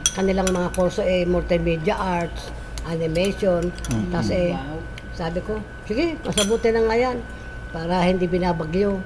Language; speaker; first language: Filipino; native; Filipino